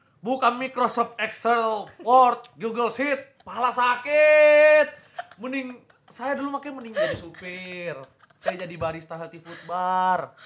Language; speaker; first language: Indonesian; native; Indonesian